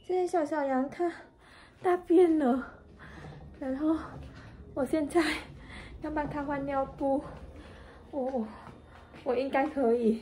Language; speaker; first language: Chinese; non-native, fluent; Vietnamese